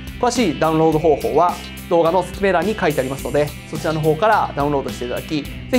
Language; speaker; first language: Japanese; native; Japanese